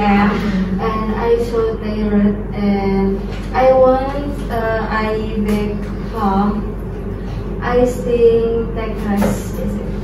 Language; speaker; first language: English; non-native, learner; Indonesian